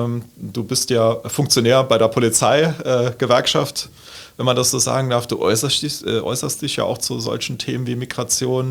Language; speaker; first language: German; native; German